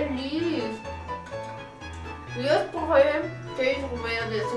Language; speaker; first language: French; non-native, learner; Spanish